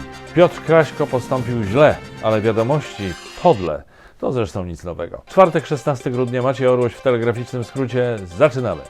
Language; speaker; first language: Polish; native; Polish